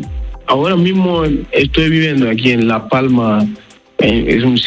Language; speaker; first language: Spanish; non-native, learner; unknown